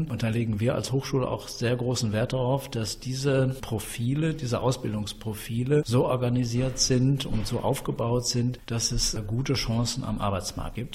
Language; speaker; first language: German; native; German